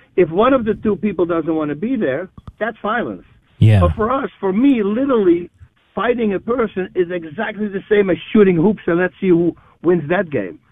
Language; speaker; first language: English; non-native, fluent; Dutch